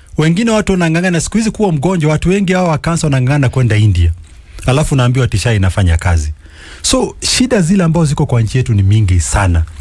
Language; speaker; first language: Swahili; non-native, local second language; Kikuyu